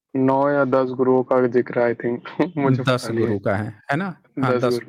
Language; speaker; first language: Hindi; native; Hindi